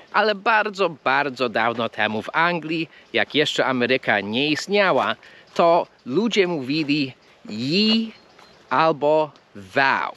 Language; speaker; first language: Polish; non-native, fluent; English